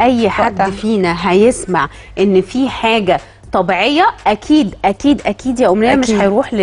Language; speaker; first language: Arabic; native; Arabic